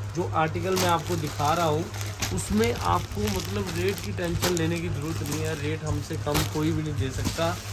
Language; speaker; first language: Hindi; non-native, local second language; Punjabi